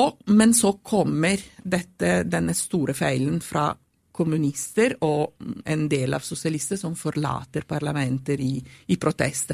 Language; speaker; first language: Norwegian; non-native, fluent; Italian